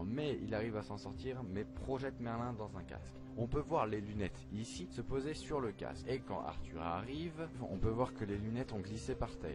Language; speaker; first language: French; native; French